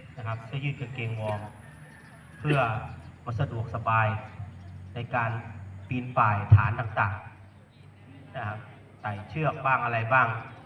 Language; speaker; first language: Thai; native; Thai